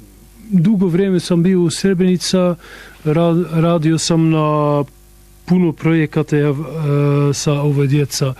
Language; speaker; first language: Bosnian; non-native, learner; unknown